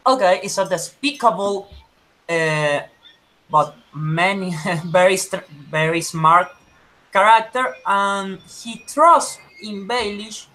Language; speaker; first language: English; non-native, learner; Spanish